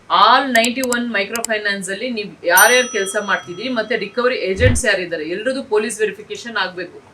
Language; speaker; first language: Kannada; native; Kannada